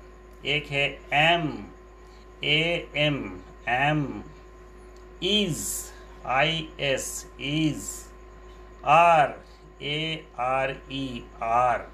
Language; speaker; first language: Hindi; non-native, local second language; Bangla